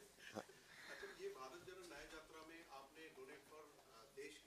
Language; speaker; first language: Hindi; native; Hindi